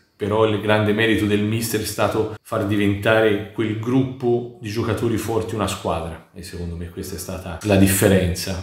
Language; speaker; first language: Italian; native; Italian